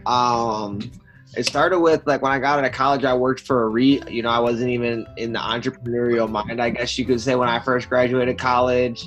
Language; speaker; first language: English; native; English